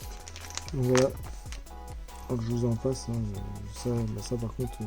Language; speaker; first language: French; native; French